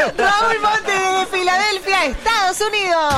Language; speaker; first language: Spanish; native; Spanish